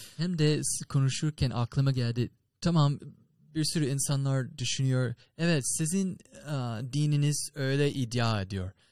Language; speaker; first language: Turkish; non-native, fluent; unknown